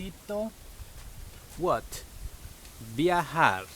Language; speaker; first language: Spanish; non-native, fluent; English